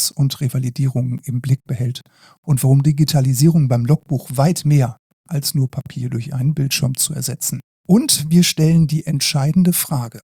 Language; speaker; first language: German; native; German